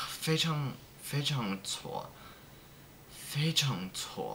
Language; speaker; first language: Chinese; non-native, learner; English